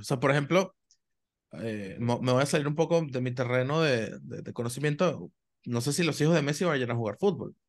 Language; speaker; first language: Spanish; native; Spanish